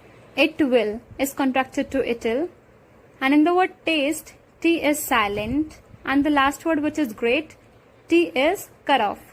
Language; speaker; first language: English; non-native, local second language; Hindi